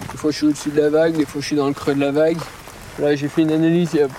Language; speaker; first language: French; native; French